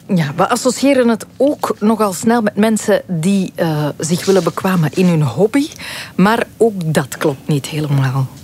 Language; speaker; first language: Dutch; native; Dutch